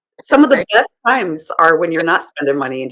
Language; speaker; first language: English; native; English